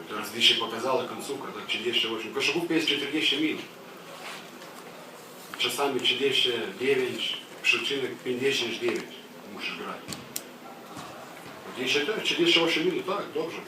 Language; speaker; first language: Polish; non-native, learner; Lithuanian